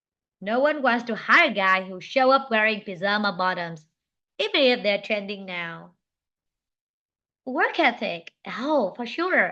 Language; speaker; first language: English; non-native, fluent; Vietnamese